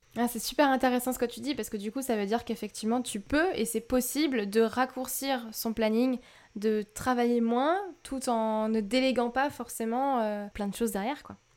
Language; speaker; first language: French; native; French